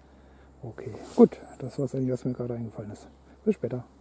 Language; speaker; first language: German; native; German